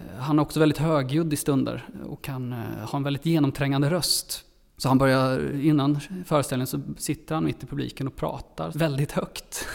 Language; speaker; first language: Swedish; native; Swedish